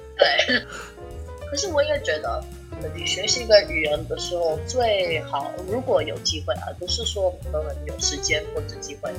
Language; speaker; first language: Chinese; early bilingual, heritage; English